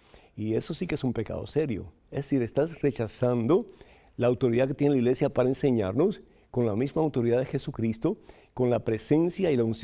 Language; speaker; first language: Spanish; native; Spanish